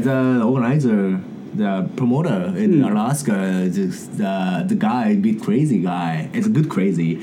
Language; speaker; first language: English; non-native, learner; Japanese